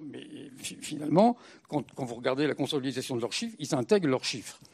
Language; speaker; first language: French; native; French